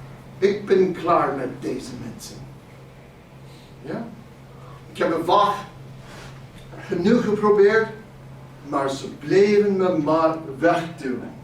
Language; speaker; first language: Dutch; non-native, fluent; English